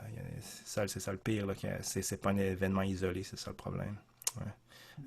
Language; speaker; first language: French; native; French